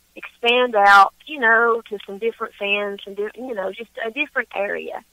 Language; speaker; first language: English; native; English